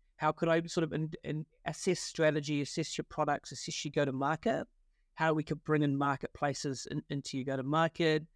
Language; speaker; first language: English; native; English